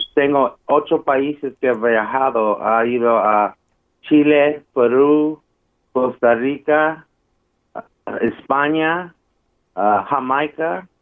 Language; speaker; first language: Spanish; early bilingual, heritage; Spanish